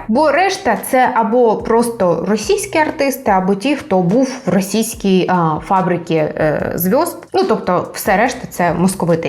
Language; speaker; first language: Ukrainian; native; Ukrainian